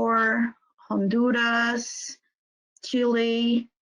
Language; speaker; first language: Spanish; non-native, fluent; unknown